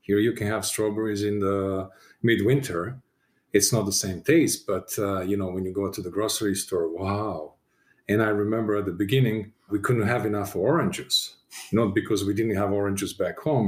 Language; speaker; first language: English; non-native, fluent; Serbian